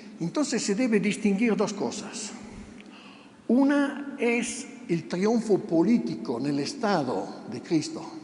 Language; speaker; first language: Spanish; non-native, fluent; Italian